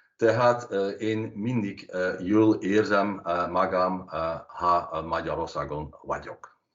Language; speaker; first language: Hungarian; non-native, learner; Dutch